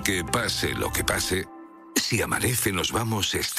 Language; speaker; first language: Spanish; native; Spanish